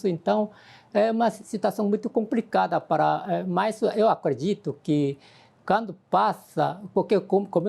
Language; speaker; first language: Portuguese; non-native, fluent; Korean